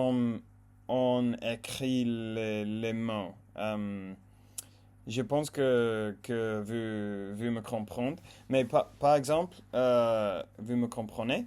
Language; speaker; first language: French; non-native, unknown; English